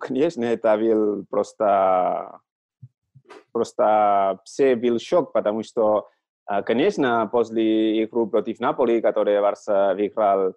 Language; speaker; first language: Russian; non-native, learner; Catalan